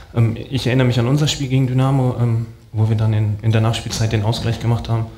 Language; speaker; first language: German; native; German